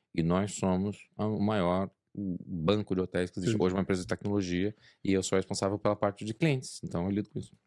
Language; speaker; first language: Portuguese; native; Portuguese